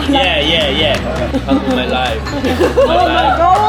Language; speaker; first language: English; non-native, learner; Chinese